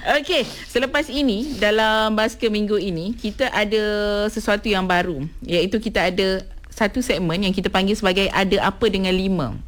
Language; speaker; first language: Malay; native; Malay